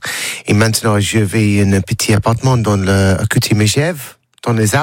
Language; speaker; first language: French; non-native, learner; English